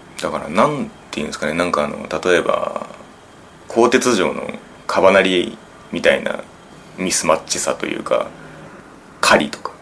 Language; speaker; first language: Japanese; native; Japanese